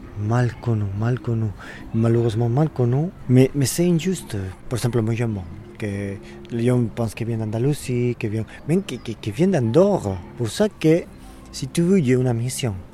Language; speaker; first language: French; non-native, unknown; Spanish